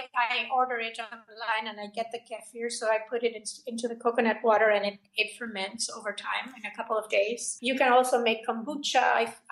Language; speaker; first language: English; non-native, fluent; Spanish